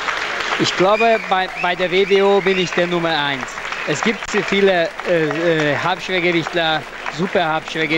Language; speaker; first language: German; non-native, fluent; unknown